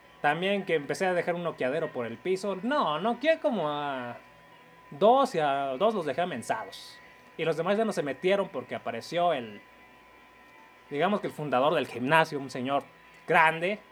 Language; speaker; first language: Spanish; native; Spanish